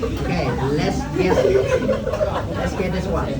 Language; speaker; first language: English; non-native, fluent; Vietnamese